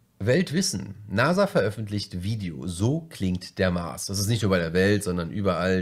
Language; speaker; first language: German; native; German